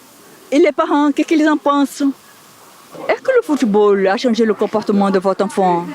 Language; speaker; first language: French; non-native, learner; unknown